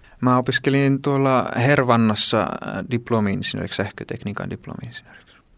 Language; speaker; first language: Finnish; early bilingual, heritage; Greek